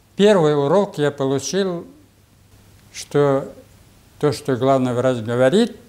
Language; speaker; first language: Russian; non-native, local second language; Bashkir